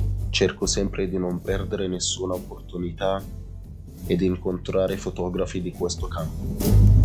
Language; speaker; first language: Italian; non-native, fluent; Arabic